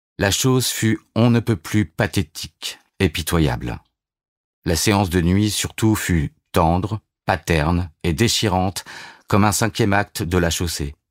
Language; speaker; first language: French; native; French